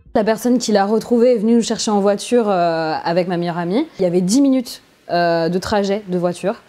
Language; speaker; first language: French; native; French